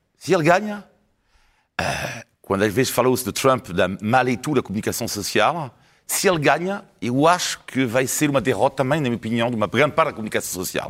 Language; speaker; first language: Portuguese; non-native, fluent; French